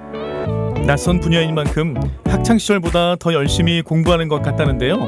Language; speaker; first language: Korean; native; Korean